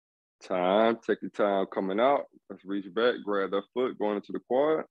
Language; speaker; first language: English; native; English